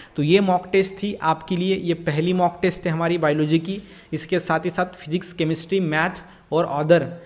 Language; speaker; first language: Hindi; non-native, local second language; Marathi